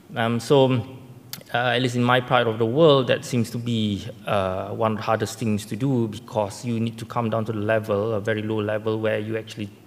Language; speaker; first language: English; non-native, local second language; Malay